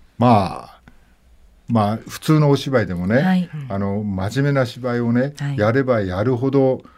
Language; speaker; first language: Japanese; native; Japanese